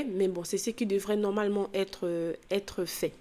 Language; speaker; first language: French; native; French